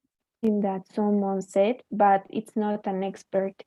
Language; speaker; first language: English; non-native, learner; Spanish